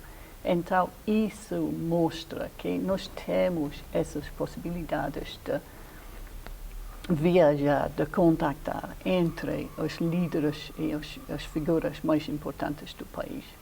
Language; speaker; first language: Portuguese; non-native, fluent; English